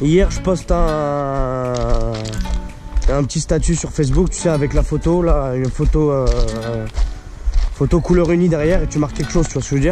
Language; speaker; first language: French; native; French